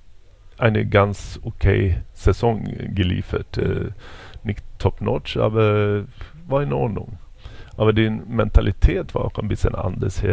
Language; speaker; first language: German; non-native, fluent; Swedish